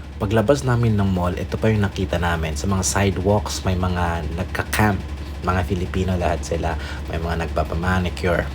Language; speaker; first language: Filipino; non-native, local second language; Iloko